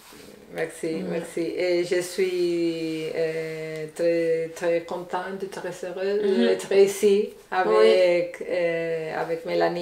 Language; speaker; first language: French; non-native, learner; Spanish